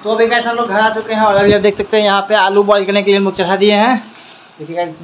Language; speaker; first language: Hindi; native; Hindi